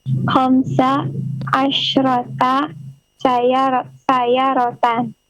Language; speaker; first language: Arabic; non-native, learner; Indonesian